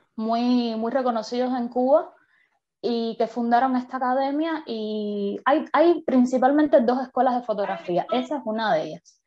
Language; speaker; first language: Spanish; native; Spanish